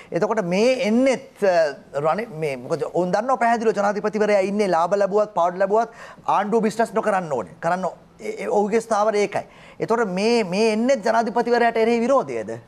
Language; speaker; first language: Sinhala; native; Sinhala